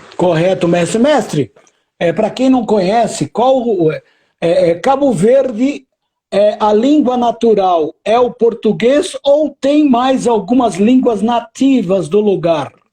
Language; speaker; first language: Portuguese; native; Portuguese